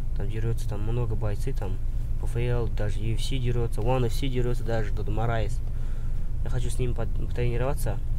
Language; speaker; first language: Russian; non-native, local second language; Kazakh